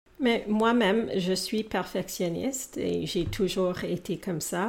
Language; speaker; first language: French; non-native, local second language; English